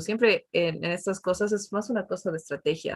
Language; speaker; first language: Spanish; early bilingual, heritage; Spanish